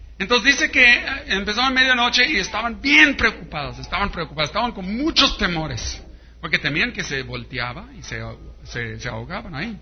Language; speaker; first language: Spanish; early bilingual, heritage; Spanish